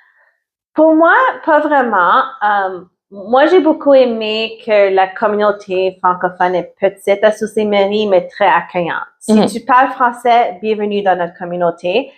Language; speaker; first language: French; early bilingual, other home language; Italian